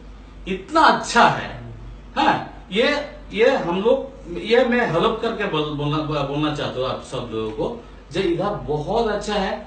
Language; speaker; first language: Hindi; non-native, local second language; Bangla